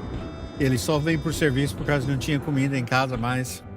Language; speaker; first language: Portuguese; non-native, fluent; English